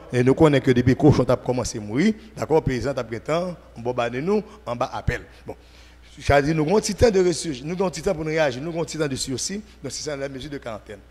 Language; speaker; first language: French; non-native, local second language; Haitian Creole